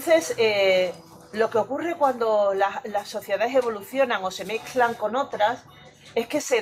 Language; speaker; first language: Spanish; native; Spanish